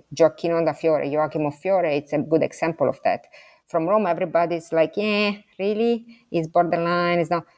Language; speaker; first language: English; non-native, fluent; Italian